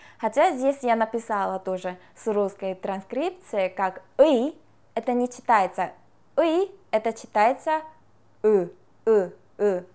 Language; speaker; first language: Russian; non-native, fluent; Korean